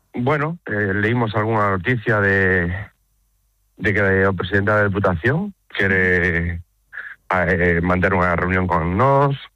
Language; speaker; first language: Galician; non-native, local second language; Spanish